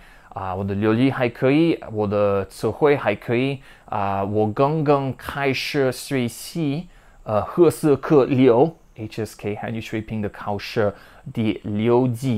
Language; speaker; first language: Chinese; non-native, learner; English